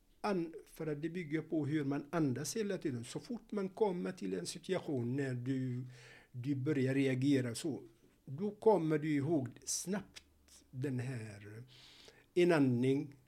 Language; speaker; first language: Swedish; non-native, fluent; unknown